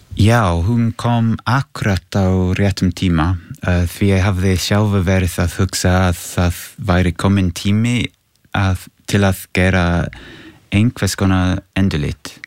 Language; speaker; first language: Icelandic; non-native, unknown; English